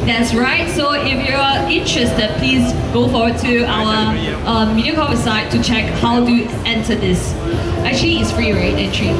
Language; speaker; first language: English; non-native, local second language; Chinese